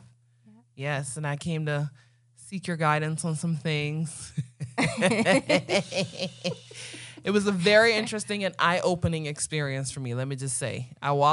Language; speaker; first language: English; non-native, local second language; Akan